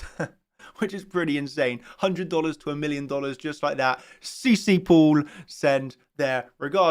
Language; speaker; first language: English; native; English